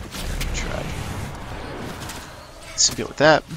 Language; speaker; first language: English; native; English